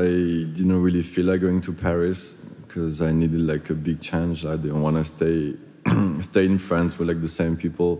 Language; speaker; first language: English; non-native, fluent; French